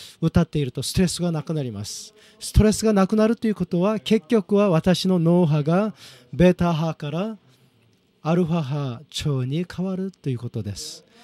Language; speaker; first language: Japanese; non-native, fluent; Korean